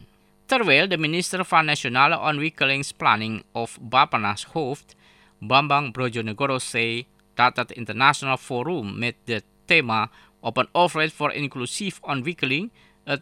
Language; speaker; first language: Dutch; non-native, fluent; Indonesian